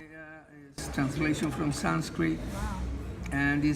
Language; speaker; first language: English; non-native, fluent; Spanish